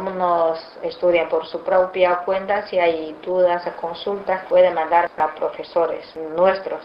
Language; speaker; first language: Spanish; non-native, fluent; Chinese